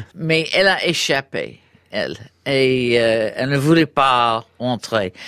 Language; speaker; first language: French; non-native, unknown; English